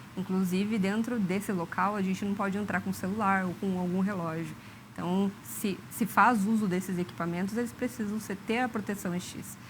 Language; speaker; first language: Portuguese; native; Portuguese